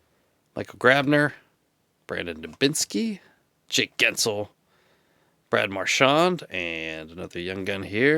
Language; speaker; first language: English; native; English